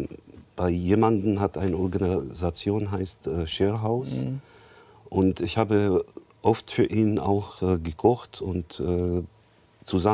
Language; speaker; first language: German; non-native, learner; Arabic